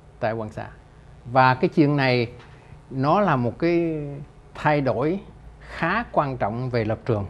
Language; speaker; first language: Vietnamese; native; Vietnamese